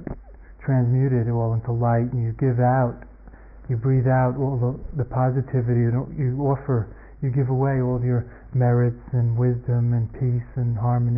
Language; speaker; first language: English; native; English